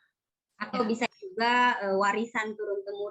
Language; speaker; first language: Indonesian; native; Indonesian